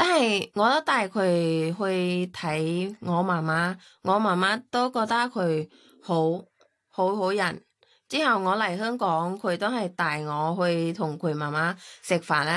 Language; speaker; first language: Cantonese; non-native, learner; Thai